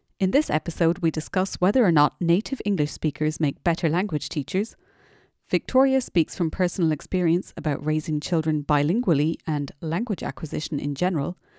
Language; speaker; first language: English; native; English